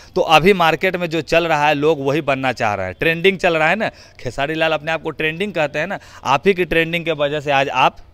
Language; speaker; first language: Hindi; native; Hindi